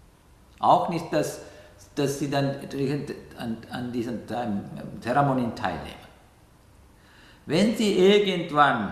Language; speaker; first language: German; non-native, fluent; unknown